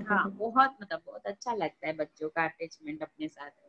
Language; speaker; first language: Hindi; non-native, local second language; Gujarati